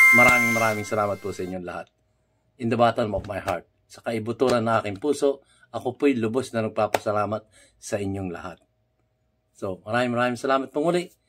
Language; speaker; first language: Filipino; native; Filipino